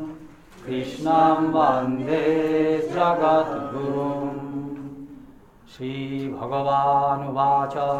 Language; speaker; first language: Japanese; non-native, learner; Bangla